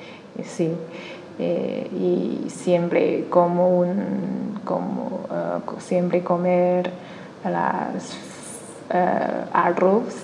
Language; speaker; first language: Spanish; non-native, learner; Chinese